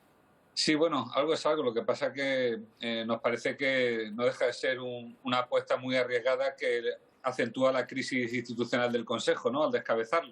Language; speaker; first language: Spanish; native; Spanish